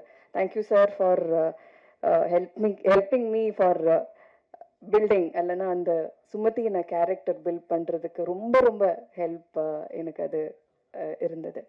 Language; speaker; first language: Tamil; non-native, fluent; Malayalam